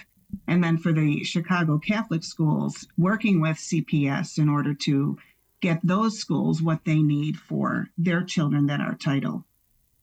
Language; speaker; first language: English; native; English